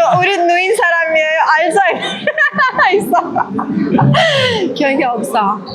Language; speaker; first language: Korean; non-native, learner; Persian